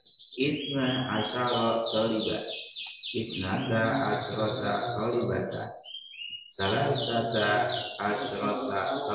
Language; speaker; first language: Arabic; non-native, learner; Indonesian